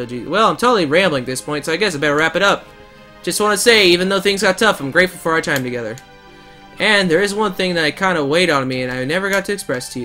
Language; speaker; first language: English; native; English